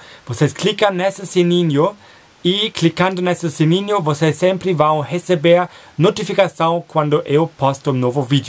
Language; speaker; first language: Portuguese; non-native, fluent; German